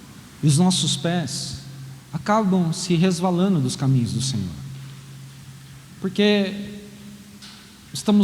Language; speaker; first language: Portuguese; native; Portuguese